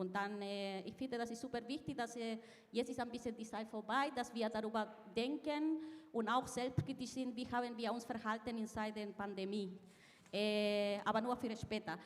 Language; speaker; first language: German; non-native, fluent; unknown